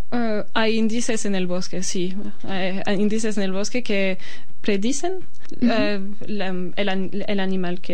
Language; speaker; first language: Spanish; non-native, fluent; Albanian